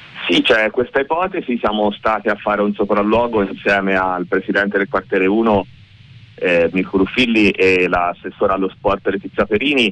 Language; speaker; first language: Italian; native; Italian